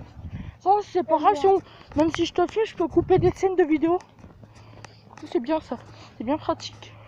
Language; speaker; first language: French; native; French